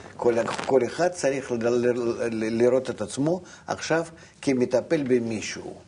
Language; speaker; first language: Hebrew; non-native, fluent; Russian